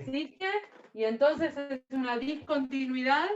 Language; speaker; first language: Spanish; native; Spanish